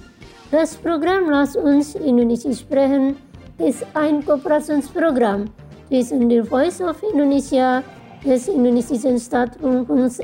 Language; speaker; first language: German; non-native, fluent; Indonesian